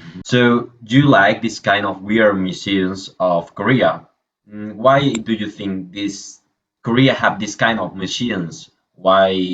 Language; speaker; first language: English; non-native, fluent; Spanish